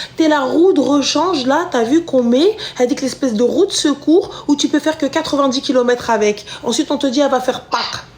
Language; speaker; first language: French; early bilingual, other home language; Arabic